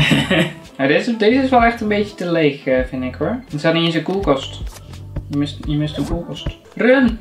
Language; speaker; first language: Dutch; native; Dutch